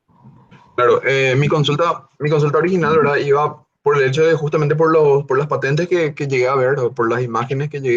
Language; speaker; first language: Spanish; native; Spanish